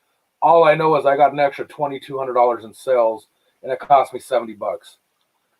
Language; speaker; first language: English; native; English